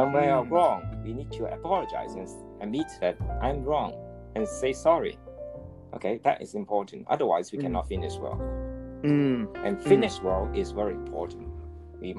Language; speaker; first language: English; non-native, local second language; Cantonese